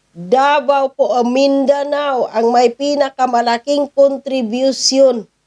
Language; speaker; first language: Filipino; non-native, local second language; Cebuano